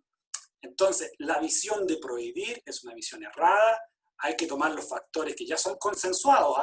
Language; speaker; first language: Spanish; native; Spanish